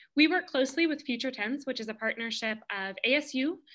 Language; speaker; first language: English; native; English